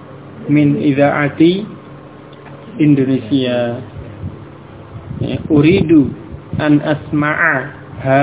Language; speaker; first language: Arabic; non-native, fluent; Indonesian